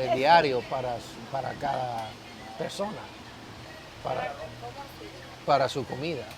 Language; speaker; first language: Spanish; non-native, learner; English